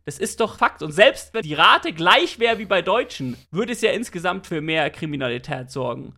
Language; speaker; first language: German; native; German